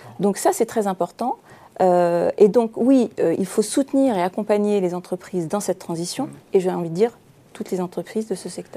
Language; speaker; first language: French; native; French